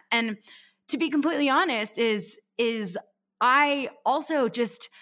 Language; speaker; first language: English; native; English